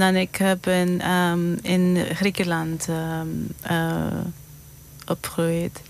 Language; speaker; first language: Dutch; non-native, learner; Greek